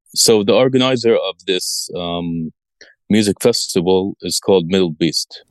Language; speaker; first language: English; early bilingual, other home language; Arabic